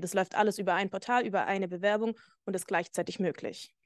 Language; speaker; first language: German; native; German